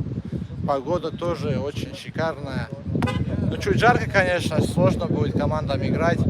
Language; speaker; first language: Russian; non-native, local second language; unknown